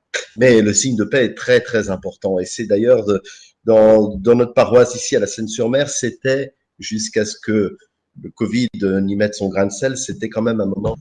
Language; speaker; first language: French; native; French